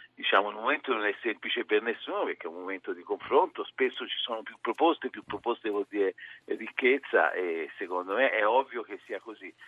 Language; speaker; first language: Italian; native; Italian